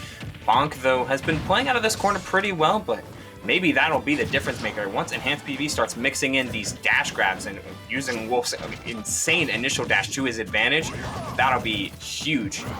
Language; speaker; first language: English; native; English